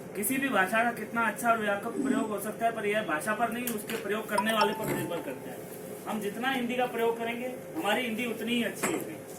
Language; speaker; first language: Hindi; non-native, local second language; Punjabi